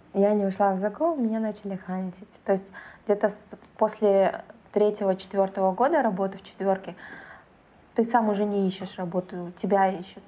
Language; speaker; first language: Russian; native; Russian